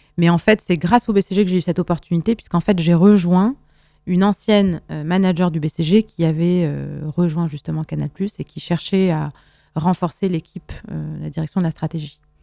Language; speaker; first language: French; non-native, local second language; Arabic